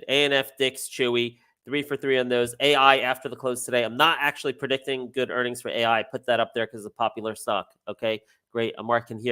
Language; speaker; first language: English; native; English